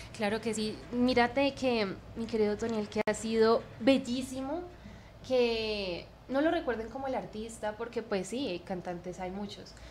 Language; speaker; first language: Spanish; native; Spanish